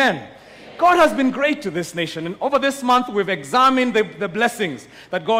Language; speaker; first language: English; non-native, local second language; Kikuyu